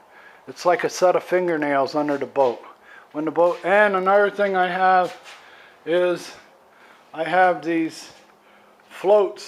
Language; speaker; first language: English; native; English